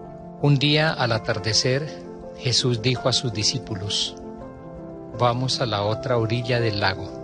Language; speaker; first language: Spanish; native; Spanish